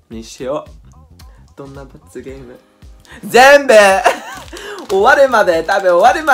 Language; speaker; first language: Japanese; non-native, learner; English